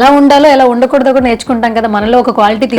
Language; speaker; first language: Telugu; native; Telugu